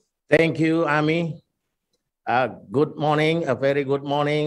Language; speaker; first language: English; non-native, fluent; Indonesian